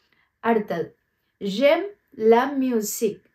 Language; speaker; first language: French; non-native, fluent; Tamil